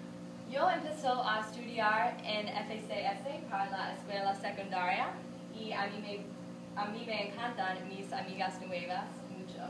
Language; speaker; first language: Spanish; non-native, learner; English